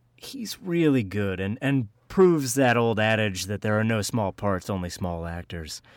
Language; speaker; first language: English; native; English